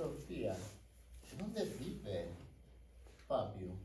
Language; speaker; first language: Spanish; non-native, fluent; English